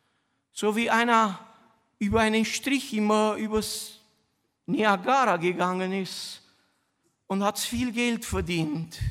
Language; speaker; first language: German; non-native, fluent; Romanian